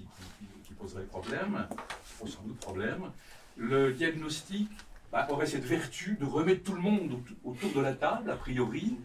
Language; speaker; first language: French; native; French